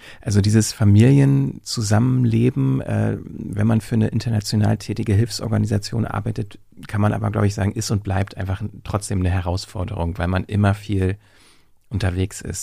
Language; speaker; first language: German; native; German